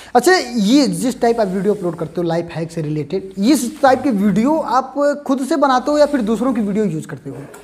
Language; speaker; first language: Hindi; native; Hindi